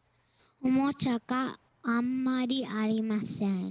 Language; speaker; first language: Japanese; non-native, learner; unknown